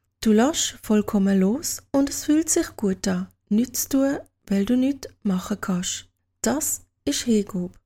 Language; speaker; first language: German; native; German